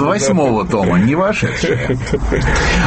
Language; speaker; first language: Russian; native; Russian